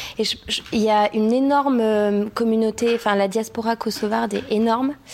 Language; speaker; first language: French; non-native, fluent; Spanish